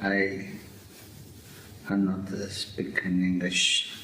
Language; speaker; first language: English; non-native, learner; Spanish